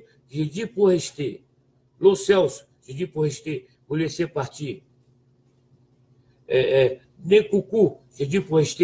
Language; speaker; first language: French; non-native, fluent; Portuguese